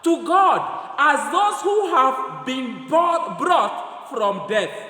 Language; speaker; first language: English; non-native, local second language; Swahili